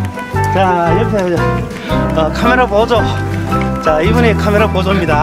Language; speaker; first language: Korean; native; Korean